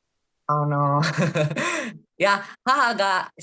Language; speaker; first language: Japanese; non-native, learner; Indonesian